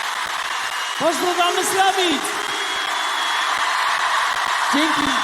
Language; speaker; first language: Polish; native; Polish